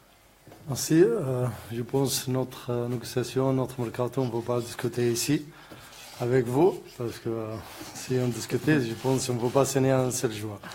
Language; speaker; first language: French; non-native, learner; Arabic